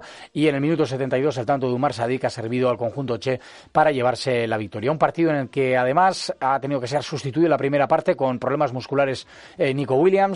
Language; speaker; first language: Spanish; native; Spanish